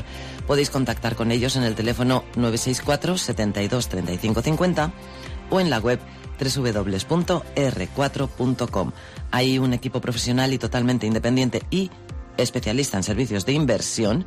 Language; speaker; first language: Spanish; native; Spanish